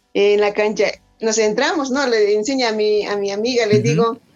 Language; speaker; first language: Spanish; native; Spanish